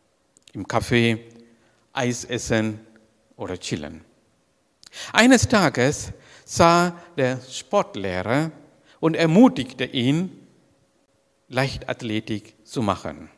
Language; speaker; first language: German; non-native, learner; Sinhala